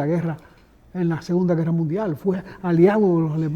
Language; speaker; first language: Spanish; native; Spanish